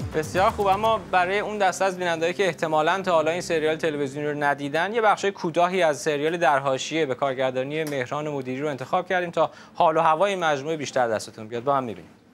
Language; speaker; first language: Persian; native; Persian